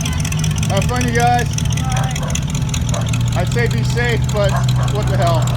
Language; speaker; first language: English; native; English